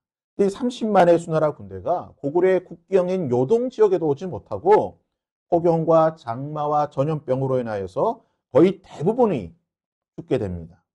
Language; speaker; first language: Korean; native; Korean